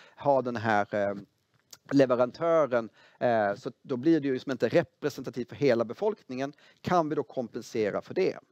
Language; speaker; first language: Swedish; native; Swedish